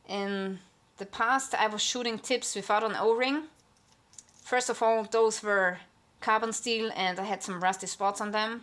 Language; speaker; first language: English; non-native, fluent; German